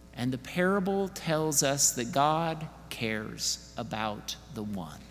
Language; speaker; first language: English; native; English